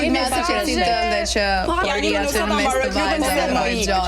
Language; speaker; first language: Albanian; native; Albanian